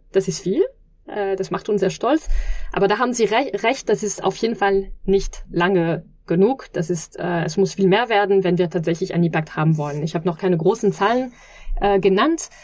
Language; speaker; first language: German; non-native, fluent; French